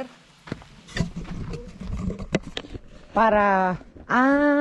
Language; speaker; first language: Spanish; non-native, learner; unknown